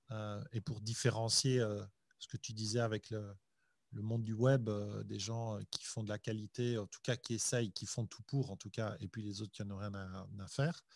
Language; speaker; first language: French; native; French